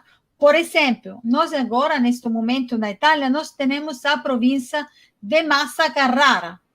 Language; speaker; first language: Portuguese; non-native, fluent; Italian